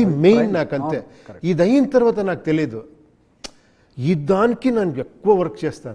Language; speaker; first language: Telugu; non-native, learner; Kannada